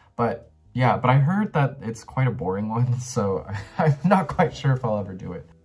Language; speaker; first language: English; native; English